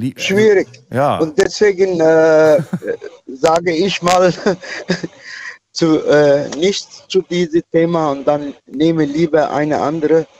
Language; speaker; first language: German; non-native, fluent; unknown